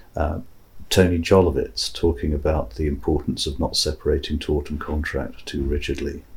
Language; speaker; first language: English; native; English